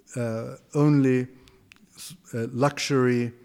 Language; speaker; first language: English; non-native, fluent; Arabic